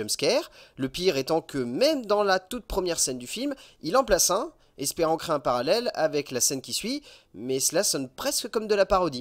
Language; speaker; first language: French; native; French